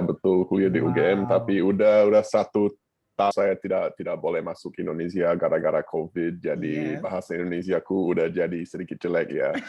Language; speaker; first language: Indonesian; non-native, fluent; English